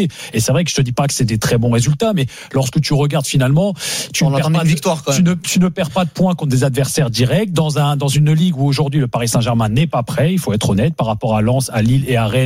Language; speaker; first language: French; native; French